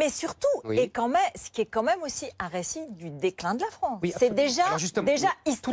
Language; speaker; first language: French; native; French